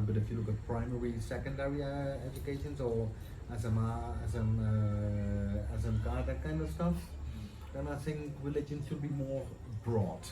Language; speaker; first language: English; non-native, fluent; Dutch